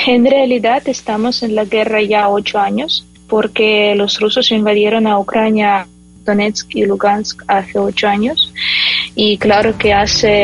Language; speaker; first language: Spanish; non-native, fluent; Ukrainian